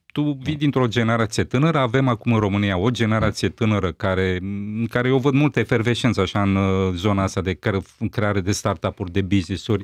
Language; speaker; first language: Romanian; native; Romanian